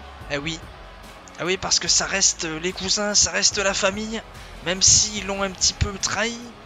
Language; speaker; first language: French; native; French